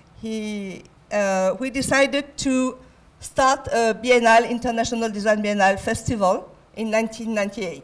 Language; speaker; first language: English; non-native, fluent; French